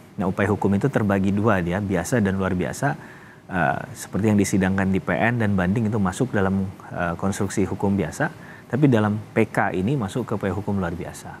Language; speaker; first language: Indonesian; native; Indonesian